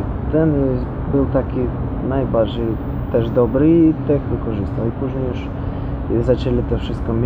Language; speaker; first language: Polish; non-native, learner; Russian